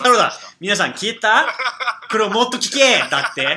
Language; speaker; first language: Japanese; non-native, fluent; English